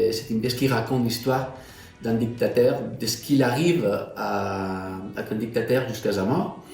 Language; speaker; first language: French; non-native, fluent; Spanish